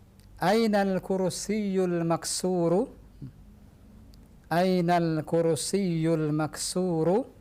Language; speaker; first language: Arabic; non-native, fluent; Indonesian